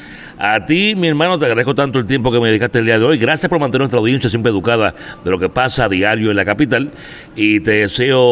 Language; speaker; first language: Spanish; native; Spanish